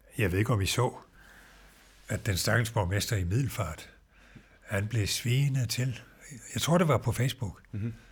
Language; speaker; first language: Danish; native; Danish